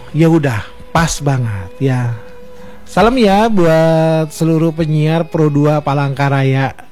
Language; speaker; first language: Indonesian; native; Indonesian